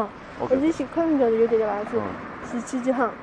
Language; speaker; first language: Japanese; non-native, learner; Chinese